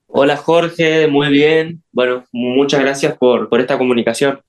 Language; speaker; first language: Spanish; native; Spanish